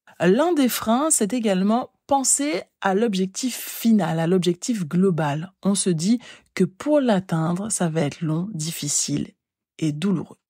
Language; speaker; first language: French; native; French